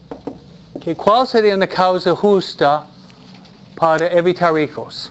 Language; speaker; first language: Spanish; non-native, fluent; English